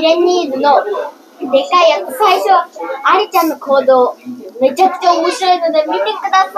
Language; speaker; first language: Japanese; early bilingual, heritage; Japanese